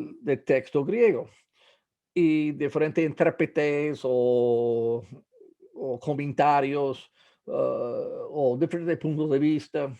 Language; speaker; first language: Spanish; non-native, fluent; English